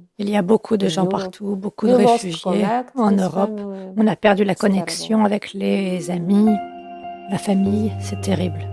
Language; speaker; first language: French; non-native, fluent; Ukrainian